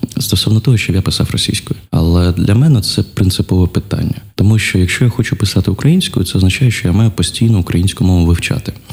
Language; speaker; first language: Ukrainian; non-native, local second language; Russian